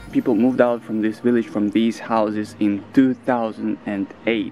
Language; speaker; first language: English; non-native, fluent; Russian